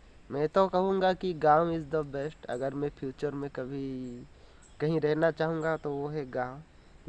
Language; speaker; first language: Hindi; non-native, local second language; Odia